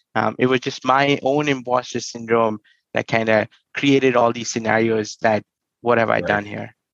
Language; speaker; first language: English; non-native, local second language; Hindi